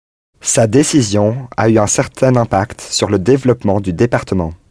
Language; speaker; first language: French; non-native, learner; English